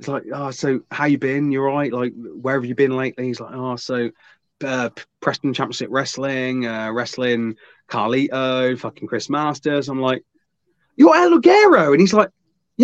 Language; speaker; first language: English; native; English